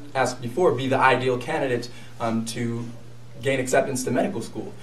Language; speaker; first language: English; native; English